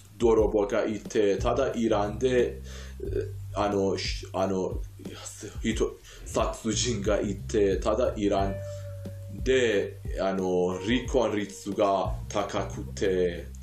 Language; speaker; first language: Japanese; non-native, fluent; Persian